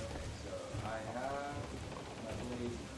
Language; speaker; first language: English; native; English